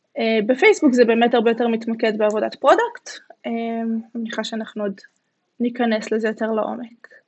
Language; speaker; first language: Hebrew; native; Hebrew